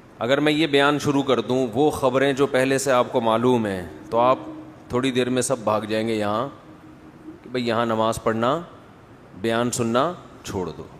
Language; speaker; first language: Urdu; non-native, local second language; Pashto